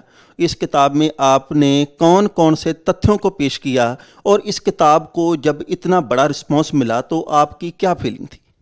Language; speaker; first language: Hindi; non-native, local second language; Punjabi